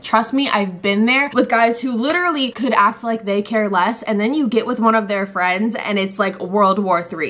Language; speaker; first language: English; native; English